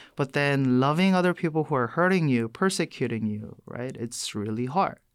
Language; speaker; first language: English; non-native, fluent; Korean